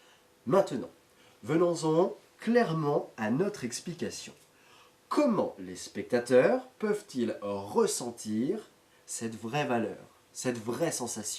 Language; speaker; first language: French; native; French